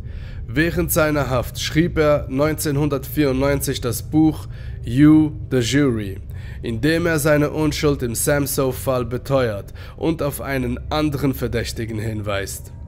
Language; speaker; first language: German; native; German